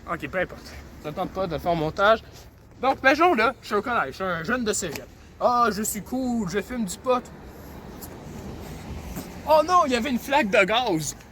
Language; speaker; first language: French; native; French